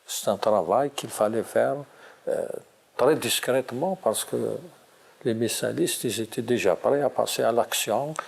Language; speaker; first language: French; non-native, local second language; Kabyle